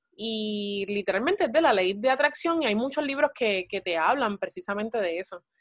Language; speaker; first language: Spanish; native; Spanish